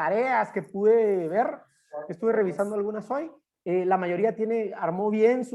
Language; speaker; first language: Spanish; native; Spanish